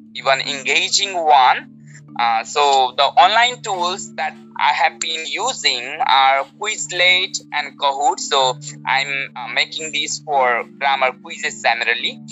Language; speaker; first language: English; non-native, local second language; Nepali